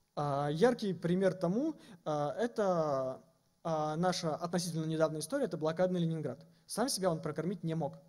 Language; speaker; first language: Russian; native; Russian